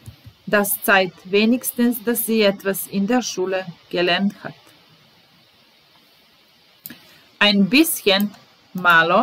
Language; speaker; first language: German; non-native, fluent; Serbian